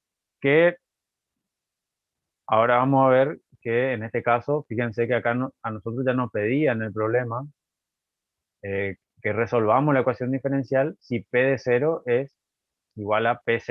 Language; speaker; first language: Spanish; native; Spanish